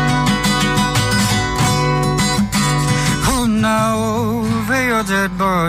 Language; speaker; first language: English; native; English